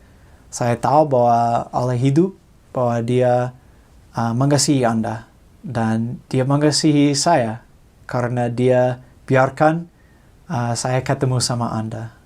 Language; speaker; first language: Indonesian; non-native, fluent; English